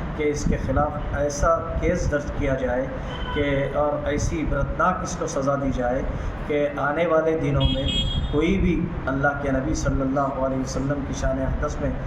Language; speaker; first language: Urdu; native; Urdu